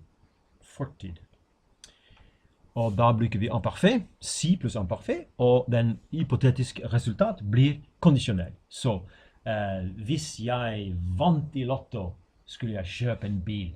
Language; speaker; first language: Norwegian; non-native, fluent; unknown